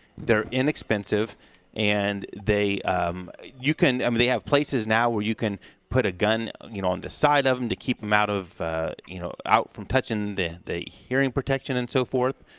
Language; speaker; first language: English; native; English